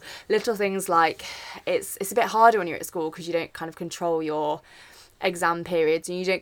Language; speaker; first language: English; native; English